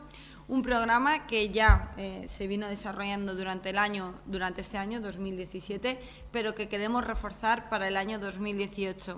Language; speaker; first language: Spanish; native; Spanish